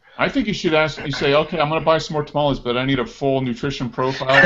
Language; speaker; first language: English; native; English